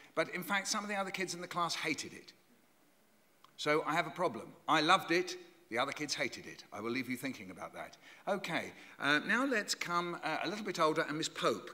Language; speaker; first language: English; native; English